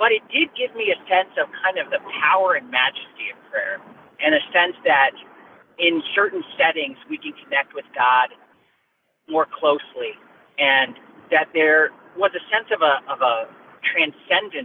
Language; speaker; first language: English; native; English